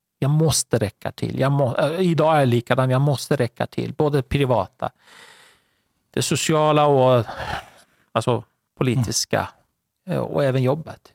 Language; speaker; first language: Swedish; non-native, fluent; Persian